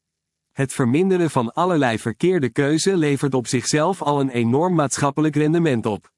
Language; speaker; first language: Dutch; native; Dutch